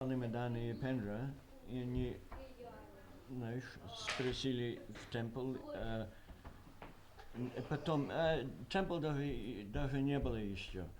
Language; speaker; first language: Russian; early bilingual, heritage; Russian